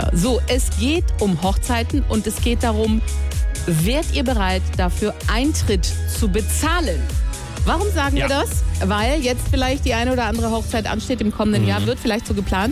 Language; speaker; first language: German; native; German